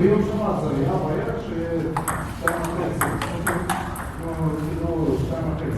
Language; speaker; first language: Hebrew; non-native, learner; Russian